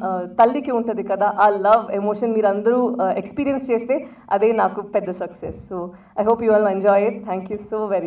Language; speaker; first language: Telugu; non-native, local second language; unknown